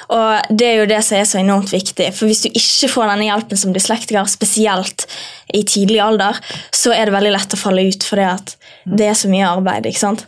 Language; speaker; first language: Norwegian; native; Norwegian